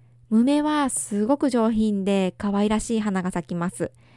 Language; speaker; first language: Japanese; native; Japanese